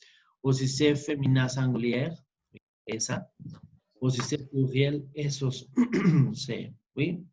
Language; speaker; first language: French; non-native, fluent; Spanish